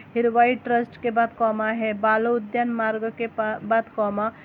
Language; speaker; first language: Hindi; non-native, local second language; Marathi